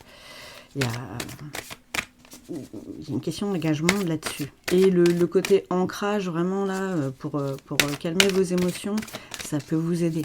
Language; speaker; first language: French; native; French